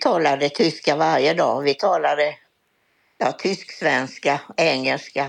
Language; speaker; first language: Swedish; native; Swedish